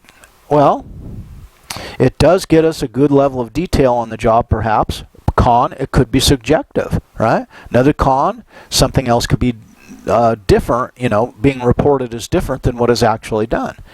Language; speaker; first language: English; native; English